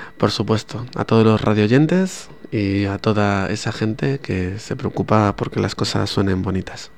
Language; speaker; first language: Spanish; native; Spanish